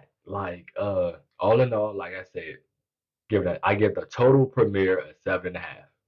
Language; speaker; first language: English; native; English